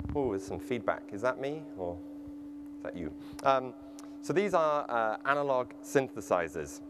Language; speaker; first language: English; native; English